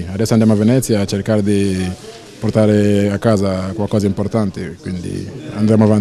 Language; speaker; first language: Italian; non-native, fluent; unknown